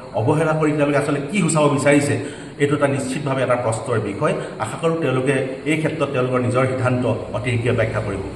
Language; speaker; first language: Assamese; native; Assamese